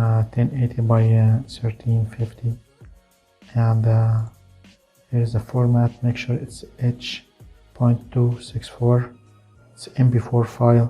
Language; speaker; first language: English; non-native, fluent; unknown